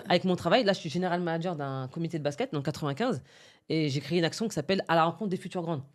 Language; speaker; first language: French; early bilingual, other home language; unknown